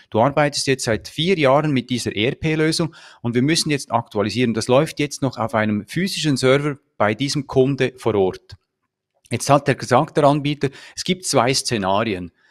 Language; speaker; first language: German; native; German